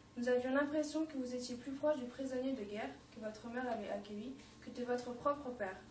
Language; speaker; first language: French; native; French